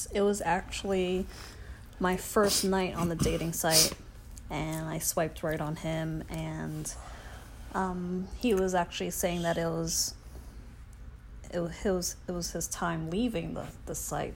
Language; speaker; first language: English; native; English